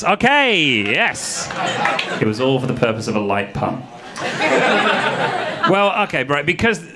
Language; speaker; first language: English; native; English